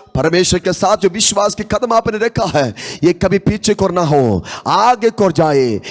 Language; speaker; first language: Hindi; non-native, local second language; Malayalam